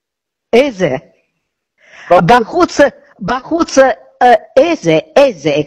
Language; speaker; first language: Hebrew; non-native, learner; Russian